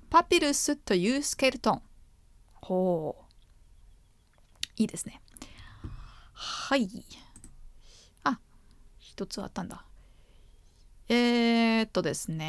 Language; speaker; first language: Japanese; non-native, fluent; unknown